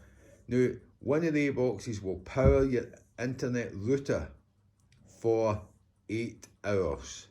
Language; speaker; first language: English; native; English